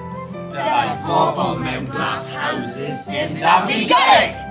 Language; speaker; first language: Welsh; non-native, local second language; English